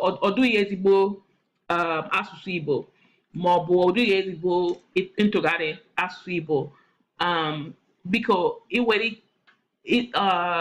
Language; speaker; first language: Igbo; non-native, learner; English